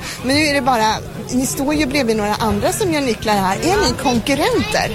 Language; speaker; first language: Swedish; native; Swedish